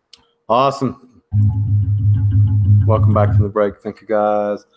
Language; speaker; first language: English; native; English